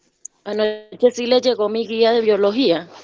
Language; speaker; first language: Spanish; native; Spanish